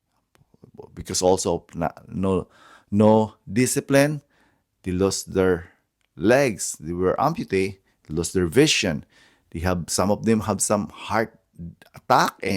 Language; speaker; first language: English; non-native, fluent; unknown